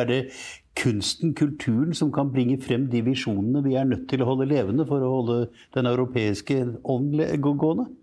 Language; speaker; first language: Norwegian; native; Norwegian